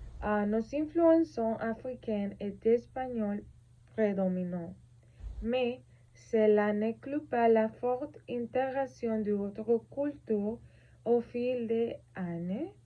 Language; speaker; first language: French; non-native, learner; Spanish